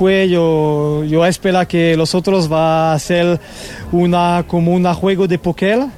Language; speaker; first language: Spanish; non-native, learner; French